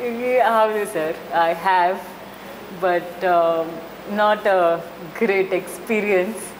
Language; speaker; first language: Kannada; non-native, learner; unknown